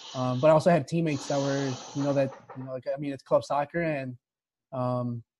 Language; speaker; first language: English; early bilingual, other home language; Spanish